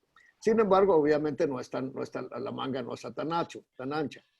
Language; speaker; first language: Spanish; native; Spanish